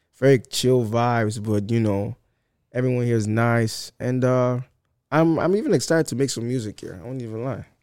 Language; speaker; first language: English; non-native, local second language; Akan